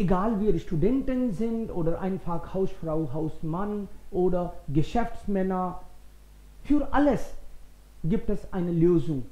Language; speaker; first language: German; non-native, fluent; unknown